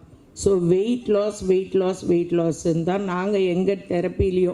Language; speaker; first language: Tamil; native; Tamil